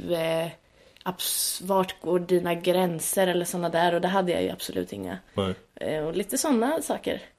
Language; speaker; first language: Swedish; native; Swedish